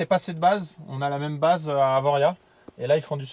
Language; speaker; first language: French; native; French